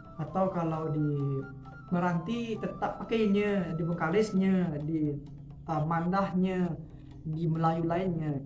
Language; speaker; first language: Indonesian; native; Indonesian